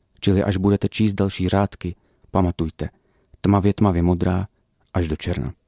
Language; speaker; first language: Czech; early bilingual, other home language; Russian